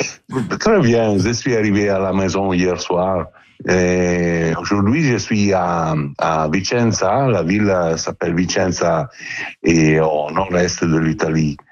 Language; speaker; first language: French; non-native, learner; Italian